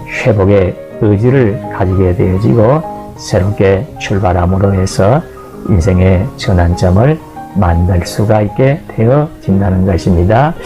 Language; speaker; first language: Korean; native; Korean